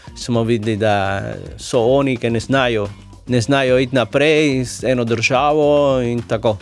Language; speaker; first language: Slovenian; non-native, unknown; Spanish